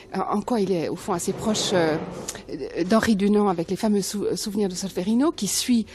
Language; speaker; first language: French; native; French